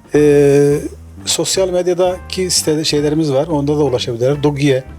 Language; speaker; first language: Turkish; native; Turkish